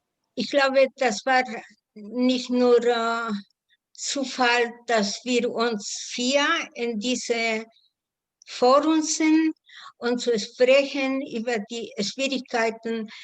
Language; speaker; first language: German; non-native, fluent; Spanish